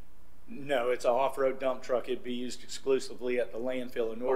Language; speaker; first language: English; native; English